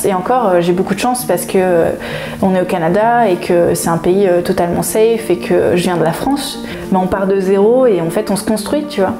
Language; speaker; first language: French; native; French